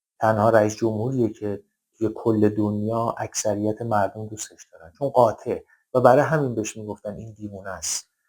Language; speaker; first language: Persian; native; Persian